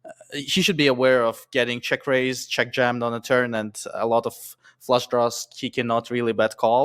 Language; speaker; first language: English; non-native, fluent; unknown